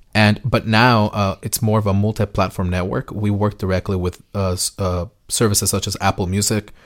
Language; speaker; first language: English; early bilingual, other home language; Spanish